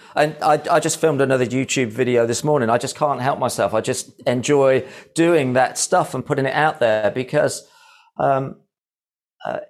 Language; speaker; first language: English; native; English